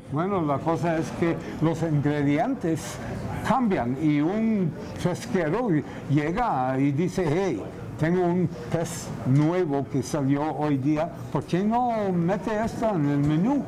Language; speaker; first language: Spanish; non-native, fluent; English